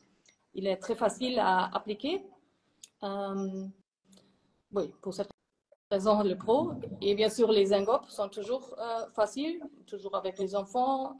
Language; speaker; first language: French; non-native, fluent; German